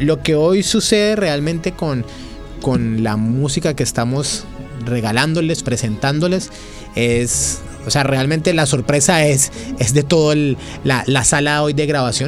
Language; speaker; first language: Spanish; native; Spanish